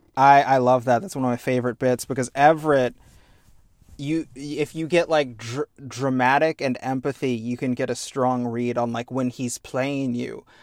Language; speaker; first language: English; native; English